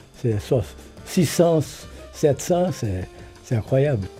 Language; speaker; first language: French; non-native, fluent; Portuguese